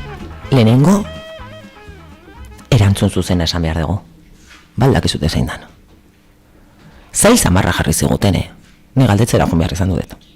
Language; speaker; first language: Basque; native; Basque